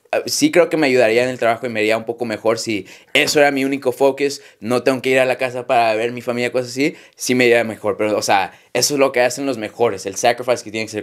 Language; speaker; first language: Spanish; early bilingual, heritage; Spanish